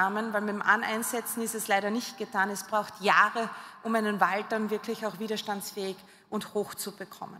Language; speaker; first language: German; native; German